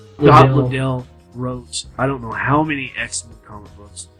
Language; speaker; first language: English; native; English